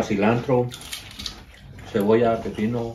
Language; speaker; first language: Spanish; native; Spanish